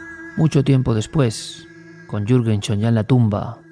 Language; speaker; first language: Spanish; native; Spanish